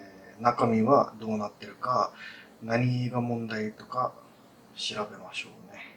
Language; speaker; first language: Japanese; non-native, fluent; English